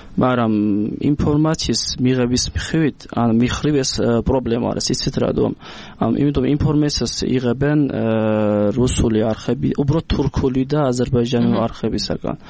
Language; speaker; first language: Georgian; non-native, local second language; Azerbaijani